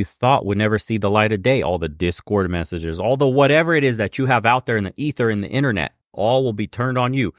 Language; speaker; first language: English; native; English